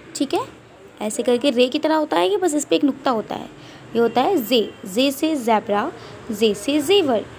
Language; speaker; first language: Urdu; native; Urdu